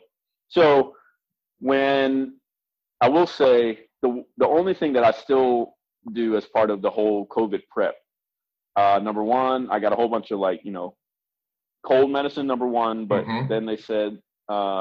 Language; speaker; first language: English; native; English